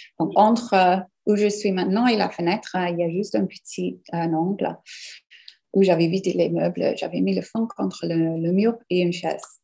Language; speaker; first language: French; non-native, fluent; English